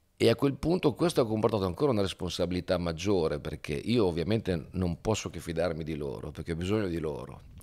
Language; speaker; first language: Italian; native; Italian